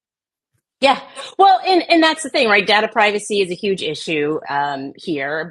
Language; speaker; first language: English; native; English